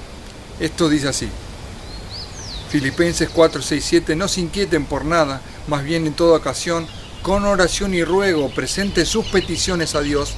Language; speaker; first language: Spanish; native; Spanish